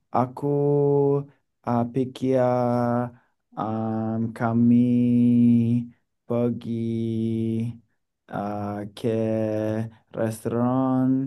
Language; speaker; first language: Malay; non-native, learner; English